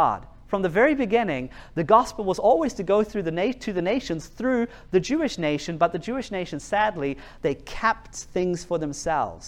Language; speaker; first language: English; native; English